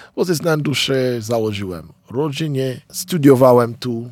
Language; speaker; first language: Polish; non-native, fluent; Lingala